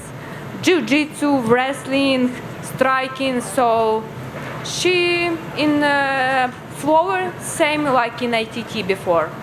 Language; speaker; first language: English; non-native, learner; Ukrainian